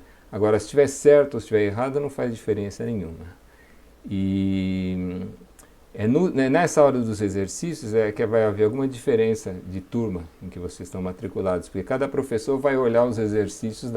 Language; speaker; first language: Portuguese; native; Portuguese